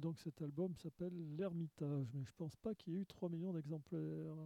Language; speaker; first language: French; native; French